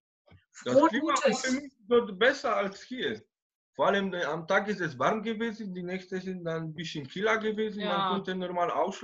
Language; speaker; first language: German; non-native, fluent; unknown